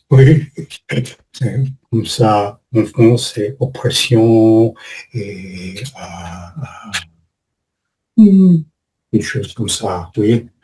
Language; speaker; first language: French; non-native, learner; English